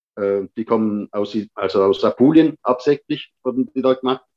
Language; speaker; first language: German; native; German